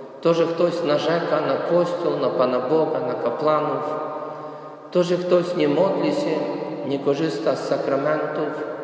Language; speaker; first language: Polish; non-native, fluent; Ukrainian